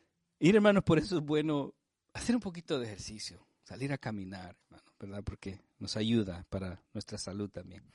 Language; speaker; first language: Spanish; native; Spanish